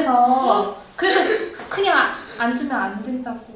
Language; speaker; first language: Korean; non-native, learner; Chinese